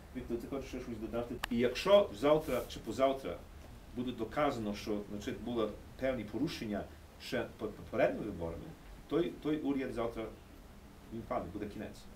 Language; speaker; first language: Ukrainian; early bilingual, heritage; English